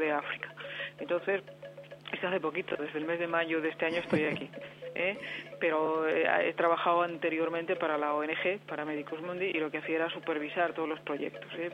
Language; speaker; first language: Spanish; native; Spanish